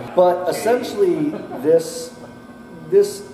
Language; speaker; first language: English; native; English